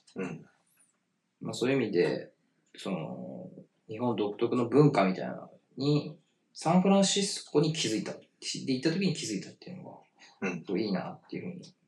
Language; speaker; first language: Japanese; native; Japanese